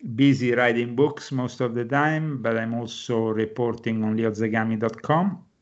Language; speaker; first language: English; non-native, fluent; Italian